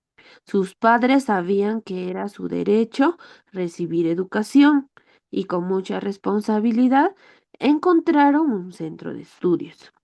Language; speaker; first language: Spanish; native; Spanish